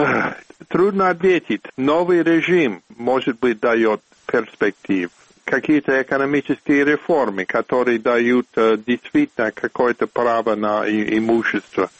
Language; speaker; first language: Russian; non-native, fluent; English